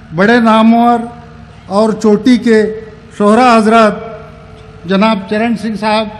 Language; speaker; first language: Hindi; non-native, local second language; Marathi